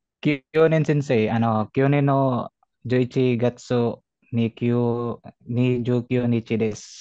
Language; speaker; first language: Japanese; non-native, learner; Filipino